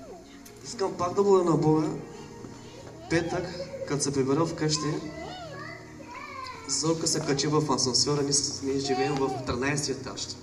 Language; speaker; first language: Bulgarian; non-native, local second language; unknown